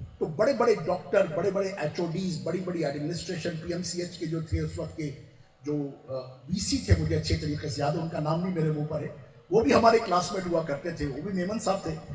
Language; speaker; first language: Urdu; non-native, local second language; Sindhi